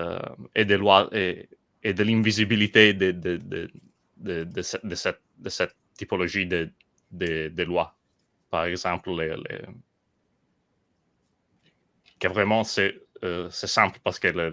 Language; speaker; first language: French; non-native, learner; Italian